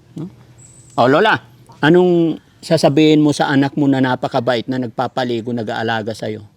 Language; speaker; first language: Filipino; native; Filipino